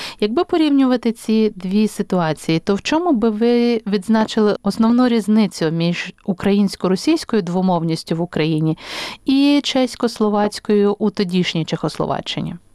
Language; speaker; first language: Ukrainian; native; Ukrainian